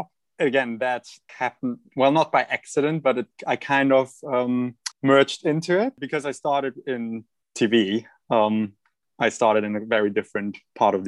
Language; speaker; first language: English; non-native, fluent; German